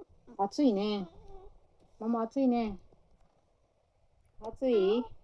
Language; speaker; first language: Japanese; non-native, fluent; Filipino